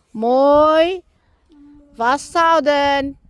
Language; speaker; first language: Dutch; non-native, learner; Filipino